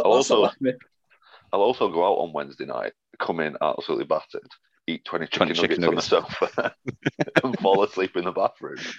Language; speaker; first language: English; native; English